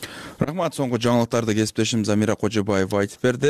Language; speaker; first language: Kyrgyz; native; Kyrgyz